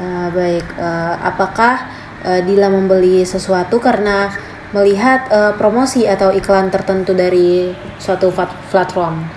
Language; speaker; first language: Indonesian; native; Indonesian